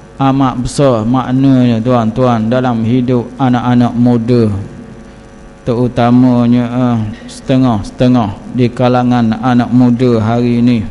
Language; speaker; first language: Malay; native; Malay